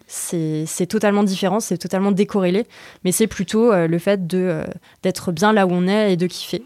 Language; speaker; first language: French; native; French